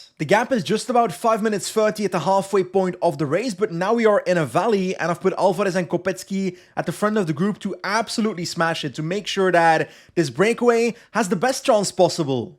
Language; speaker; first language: English; non-native, fluent; Dutch